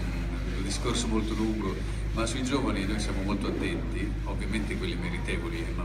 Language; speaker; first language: Italian; native; Italian